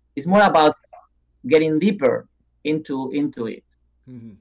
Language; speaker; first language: English; non-native, fluent; Japanese